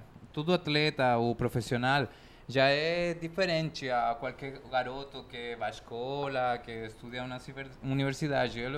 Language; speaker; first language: Portuguese; non-native, fluent; Spanish